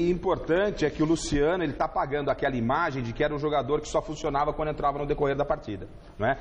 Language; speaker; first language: Portuguese; native; Portuguese